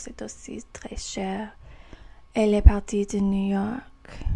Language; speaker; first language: French; non-native, learner; English